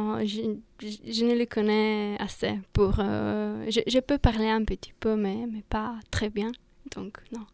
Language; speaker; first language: French; non-native, fluent; Italian